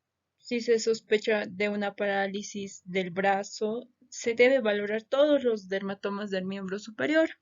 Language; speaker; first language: Spanish; native; Spanish